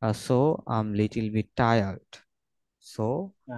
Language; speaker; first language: English; non-native, fluent; Bangla